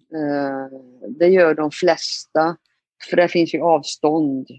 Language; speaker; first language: Swedish; native; Swedish